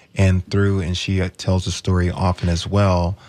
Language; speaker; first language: English; native; English